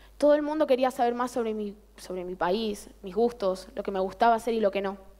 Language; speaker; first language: Spanish; native; Spanish